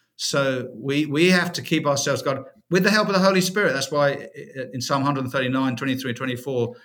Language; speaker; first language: English; native; English